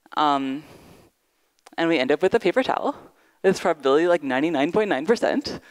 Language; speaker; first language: English; native; English